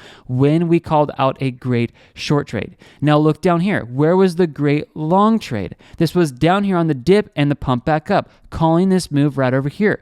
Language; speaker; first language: English; native; English